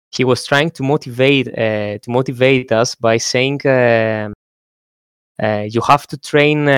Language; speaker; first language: English; non-native, fluent; Greek